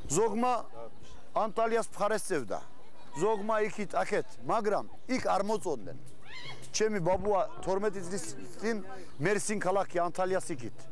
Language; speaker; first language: Georgian; early bilingual, heritage; Turkish